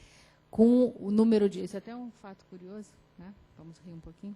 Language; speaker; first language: Portuguese; native; Portuguese